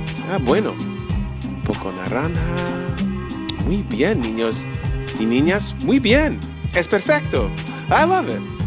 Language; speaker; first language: Spanish; non-native, learner; English